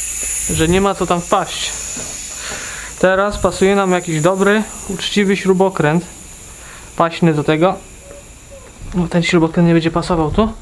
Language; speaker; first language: Polish; native; Polish